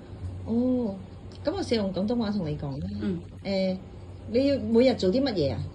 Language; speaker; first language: Cantonese; native; Cantonese